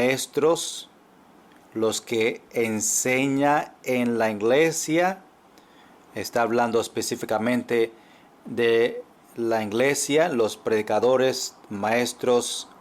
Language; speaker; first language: Spanish; non-native, fluent; English